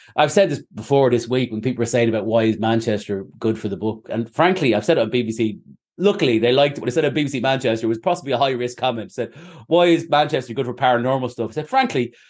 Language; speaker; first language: English; native; English